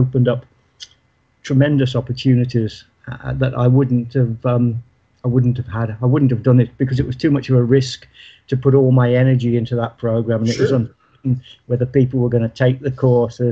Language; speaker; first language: English; native; English